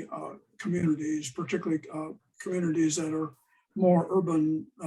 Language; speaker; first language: English; native; English